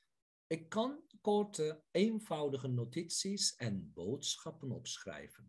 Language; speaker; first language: Dutch; non-native, fluent; Turkish